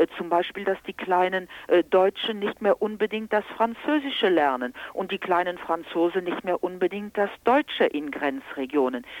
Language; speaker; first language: German; non-native, local second language; Luxembourgish